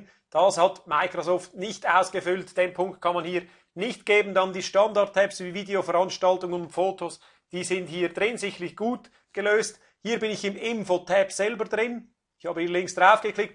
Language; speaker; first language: German; native; German